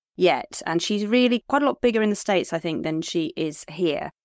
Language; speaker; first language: English; native; English